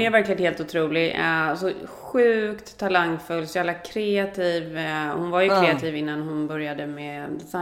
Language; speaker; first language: Swedish; native; Swedish